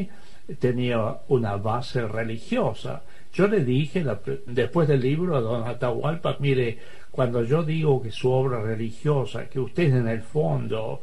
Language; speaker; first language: Spanish; native; Spanish